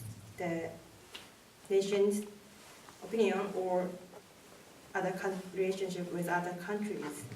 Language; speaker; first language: English; non-native, learner; Japanese